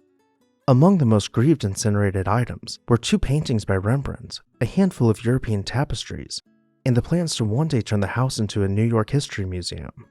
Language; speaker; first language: English; native; English